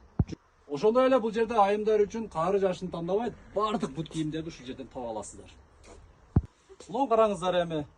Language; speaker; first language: Kyrgyz; non-native, local second language; Uzbek